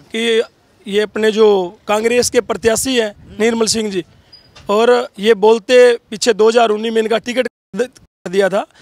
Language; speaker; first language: Hindi; native; Hindi